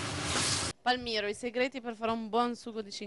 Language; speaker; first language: Italian; native; Italian